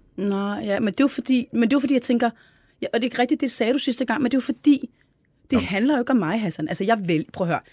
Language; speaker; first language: Danish; early bilingual, other home language; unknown